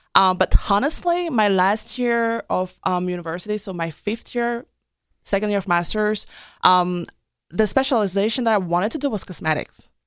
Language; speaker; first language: English; non-native, local second language; French